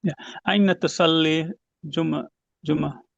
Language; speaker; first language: Arabic; non-native, learner; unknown